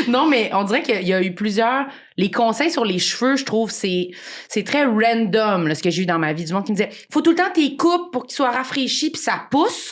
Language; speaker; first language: French; native; French